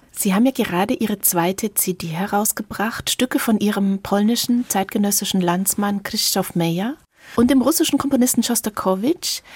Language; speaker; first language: German; native; German